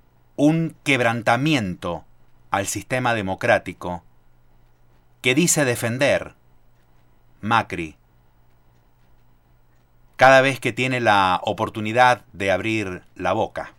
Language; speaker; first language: Spanish; native; Spanish